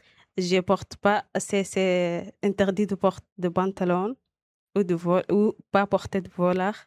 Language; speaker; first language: French; non-native, learner; Arabic